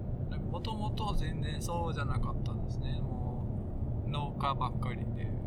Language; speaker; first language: Japanese; non-native, fluent; Dutch